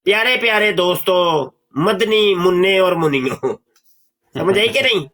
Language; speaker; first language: Urdu; non-native, local second language; Punjabi